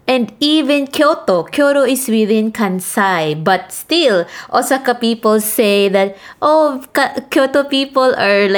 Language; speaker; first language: English; non-native, local second language; Cebuano